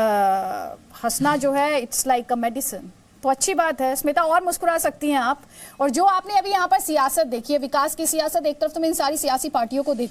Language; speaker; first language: Hindi; native; Hindi